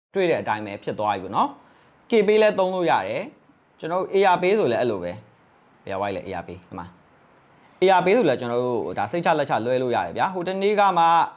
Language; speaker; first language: Burmese; native; Burmese